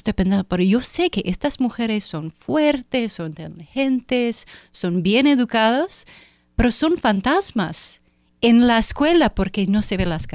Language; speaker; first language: Spanish; non-native, fluent; English